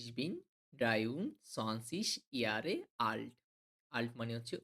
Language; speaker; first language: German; non-native, fluent; Bangla